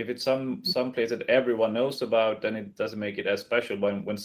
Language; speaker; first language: English; non-native, fluent; Swedish